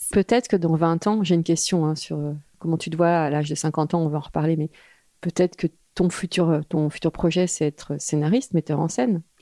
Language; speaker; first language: French; native; French